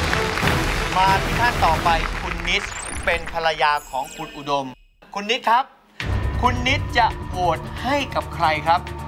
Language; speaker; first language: Thai; native; Thai